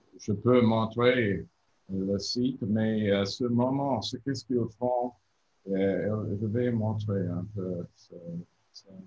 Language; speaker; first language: French; non-native, learner; English